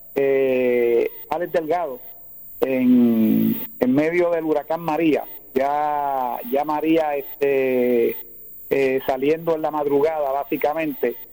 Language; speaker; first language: Spanish; native; Spanish